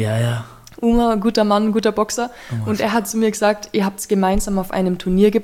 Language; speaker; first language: German; native; German